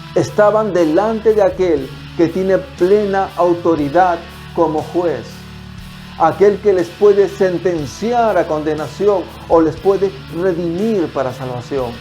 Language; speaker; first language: Spanish; native; Spanish